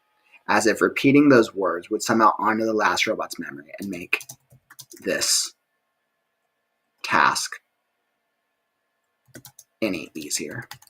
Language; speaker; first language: English; native; English